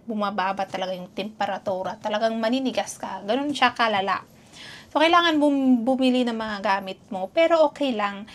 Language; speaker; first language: Filipino; non-native, local second language; Cebuano